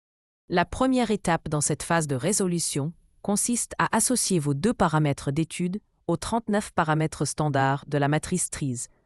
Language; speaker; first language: French; native; French